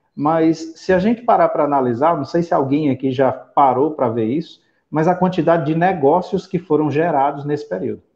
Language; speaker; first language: Portuguese; native; Portuguese